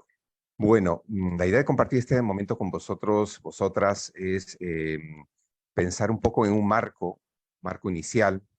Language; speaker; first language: Spanish; native; Spanish